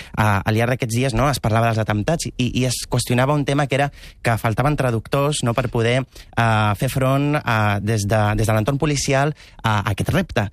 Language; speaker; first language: Catalan; early bilingual, other home language; Arabic